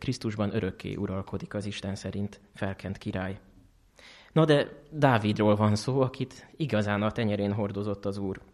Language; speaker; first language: Hungarian; native; Hungarian